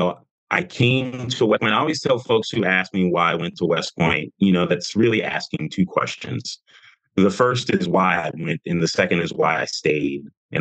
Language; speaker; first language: English; native; English